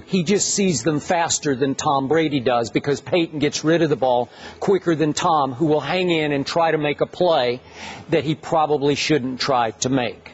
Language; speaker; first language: English; native; English